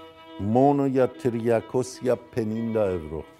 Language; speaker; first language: Greek; non-native, fluent; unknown